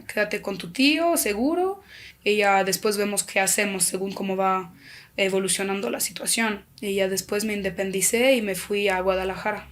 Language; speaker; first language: Spanish; non-native, fluent; French